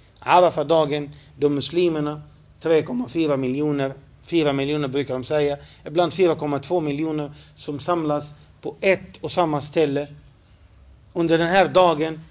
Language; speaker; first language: Swedish; non-native, fluent; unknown